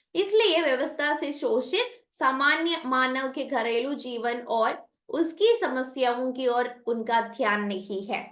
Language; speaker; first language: Hindi; non-native, local second language; Malayalam